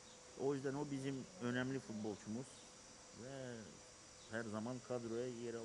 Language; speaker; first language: Turkish; non-native, learner; Russian